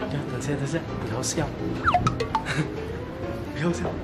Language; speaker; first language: Chinese; non-native, learner; Thai